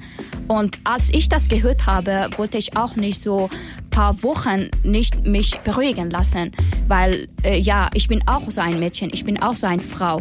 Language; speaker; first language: German; non-native, learner; Persian